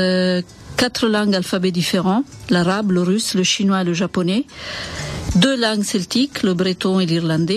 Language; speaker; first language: French; non-native, fluent; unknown